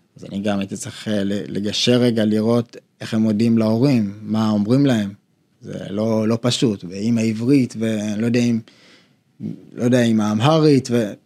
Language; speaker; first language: Hebrew; early bilingual, other home language; Amharic